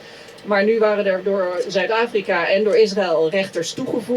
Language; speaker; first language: Dutch; native; Dutch